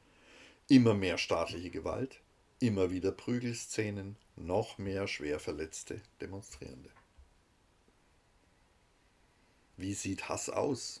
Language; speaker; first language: German; native; German